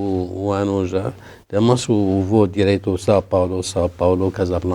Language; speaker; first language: Portuguese; non-native, learner; Arabic